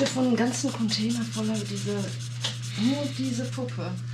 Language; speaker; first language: German; native; German